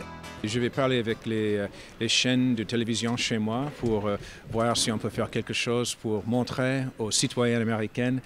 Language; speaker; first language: French; non-native, fluent; English